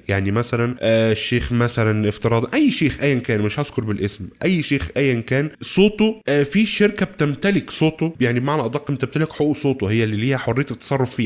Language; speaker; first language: Arabic; native; Arabic